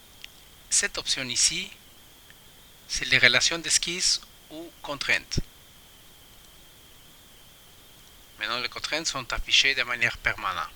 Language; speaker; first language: French; non-native, fluent; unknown